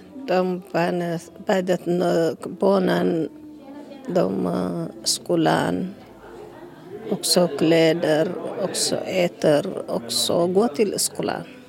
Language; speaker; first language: Swedish; non-native, learner; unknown